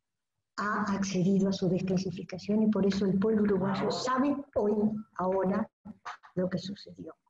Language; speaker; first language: Spanish; native; Spanish